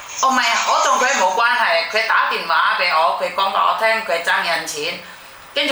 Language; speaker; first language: Cantonese; non-native, fluent; Indonesian